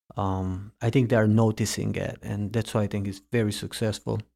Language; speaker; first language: English; early bilingual, heritage; Italian